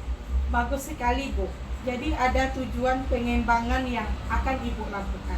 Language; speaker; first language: Indonesian; native; Indonesian